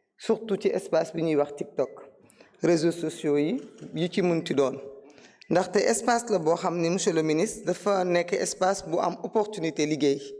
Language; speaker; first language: Wolof; non-native, local second language; Fula